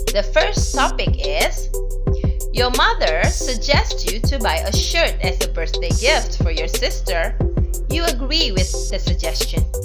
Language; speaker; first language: English; non-native, fluent; Indonesian